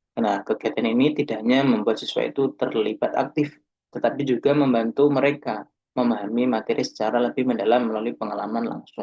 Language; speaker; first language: Indonesian; native; Indonesian